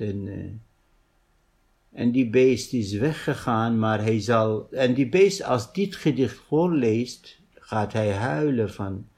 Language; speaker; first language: Dutch; non-native, fluent; Arabic